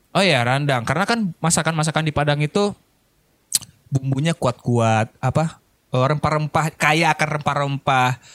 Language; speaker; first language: Indonesian; non-native, local second language; Minangkabau